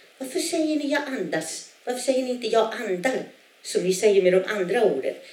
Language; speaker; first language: Swedish; non-native, local second language; Northern Sami